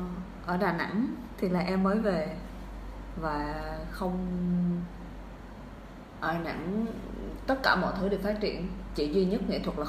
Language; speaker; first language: Vietnamese; native; Vietnamese